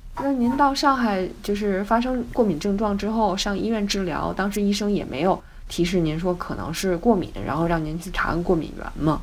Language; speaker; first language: Chinese; native; Chinese